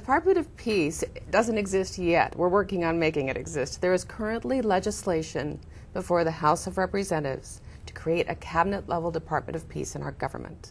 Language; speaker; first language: English; native; English